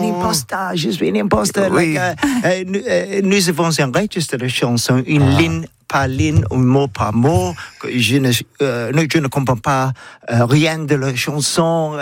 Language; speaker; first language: French; non-native, learner; English